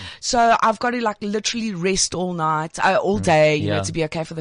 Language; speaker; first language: English; native; English